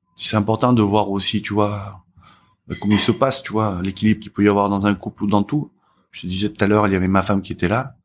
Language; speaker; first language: French; early bilingual, other home language; Korean